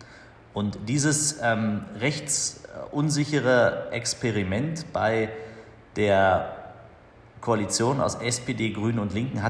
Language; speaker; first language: German; native; German